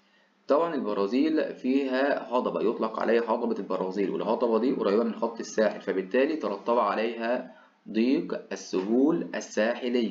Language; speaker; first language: Arabic; native; Arabic